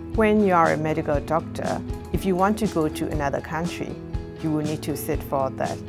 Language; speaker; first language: English; non-native, fluent; Burmese